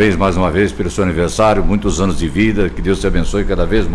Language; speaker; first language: Portuguese; native; Portuguese